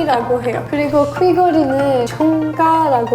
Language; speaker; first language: Korean; non-native, fluent; Hindi